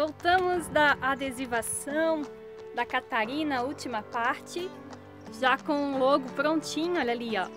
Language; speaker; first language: Portuguese; native; Portuguese